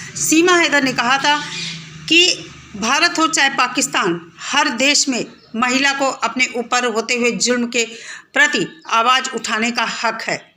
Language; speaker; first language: Hindi; native; Hindi